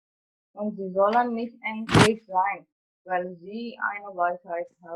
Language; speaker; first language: German; non-native, fluent; Indonesian